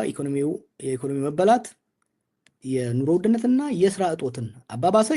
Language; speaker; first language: Amharic; non-native, local second language; Oromo